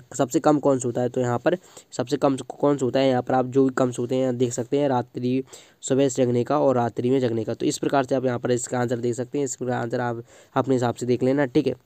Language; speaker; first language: Hindi; native; Hindi